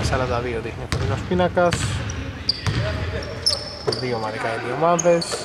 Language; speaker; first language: Greek; native; Greek